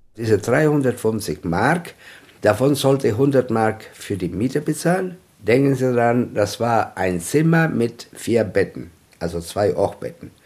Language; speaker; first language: German; non-native, fluent; Italian